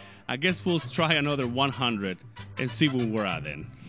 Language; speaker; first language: English; native; English